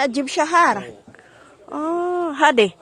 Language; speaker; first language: Arabic; non-native, learner; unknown